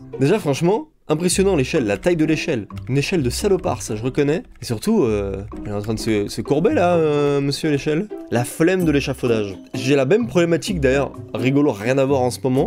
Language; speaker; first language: French; native; French